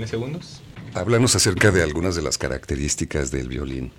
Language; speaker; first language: Spanish; native; Spanish